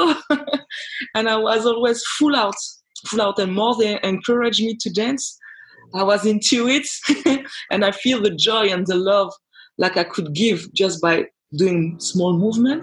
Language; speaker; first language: English; non-native, fluent; French